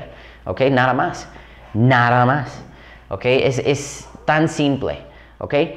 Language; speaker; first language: Spanish; non-native, fluent; English